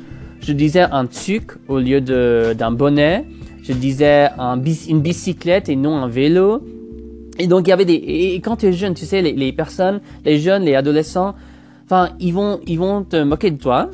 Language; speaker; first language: French; non-native, local second language; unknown